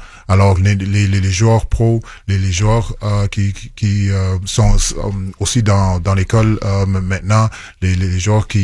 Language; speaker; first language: French; non-native, local second language; English